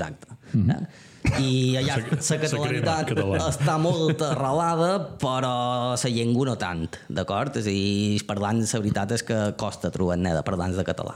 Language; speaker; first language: Catalan; native; Catalan